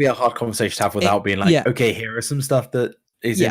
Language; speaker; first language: English; native; English